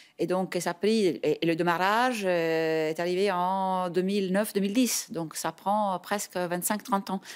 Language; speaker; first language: French; non-native, fluent; Italian